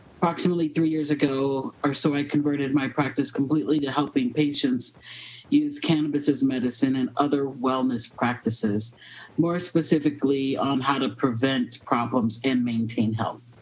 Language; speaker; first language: English; native; English